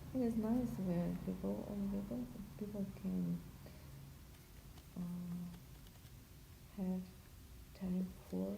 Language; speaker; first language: English; non-native, learner; Russian